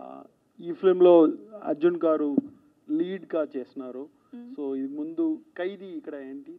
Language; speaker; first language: Telugu; non-native, learner; Tamil